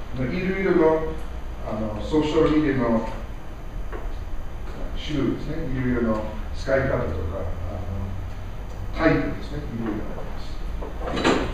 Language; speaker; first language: Japanese; non-native, learner; English